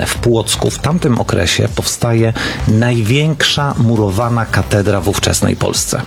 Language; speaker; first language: Polish; native; Polish